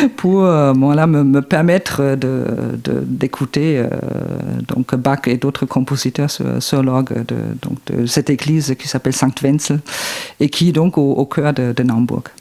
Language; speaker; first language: French; non-native, fluent; German